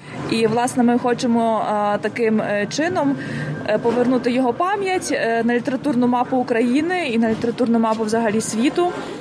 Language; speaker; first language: Ukrainian; native; Ukrainian